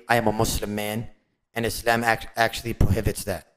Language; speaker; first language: English; native; English